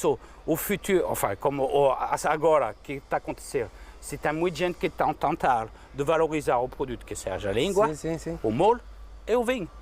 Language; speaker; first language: Portuguese; non-native, learner; French